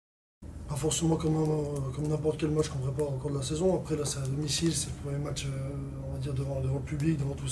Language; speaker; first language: French; native; French